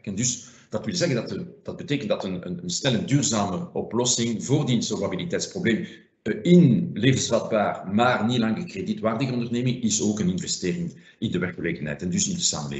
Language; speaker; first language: Dutch; non-native, fluent; French